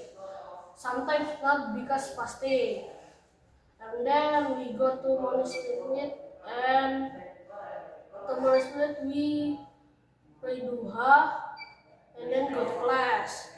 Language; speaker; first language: English; non-native, learner; Indonesian